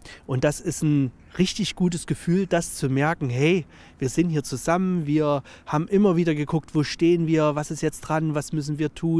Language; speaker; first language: German; native; German